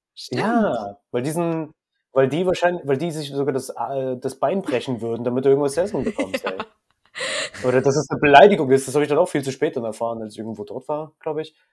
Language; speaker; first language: German; native; German